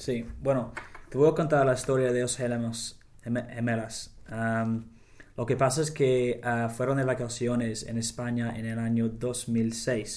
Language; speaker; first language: Spanish; non-native, learner; English